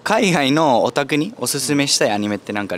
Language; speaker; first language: Japanese; early bilingual, heritage; Spanish